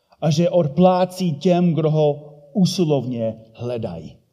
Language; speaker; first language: Czech; non-native, fluent; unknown